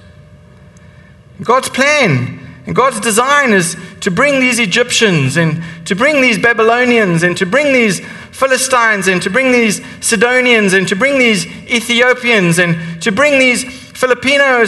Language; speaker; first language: English; native; English